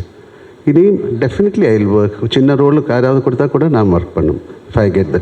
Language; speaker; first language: Tamil; non-native, learner; Malayalam